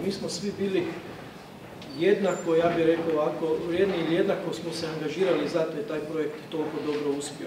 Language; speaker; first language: Croatian; native; Croatian